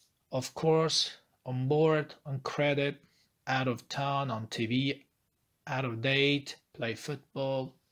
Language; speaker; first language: English; non-native, fluent; Azerbaijani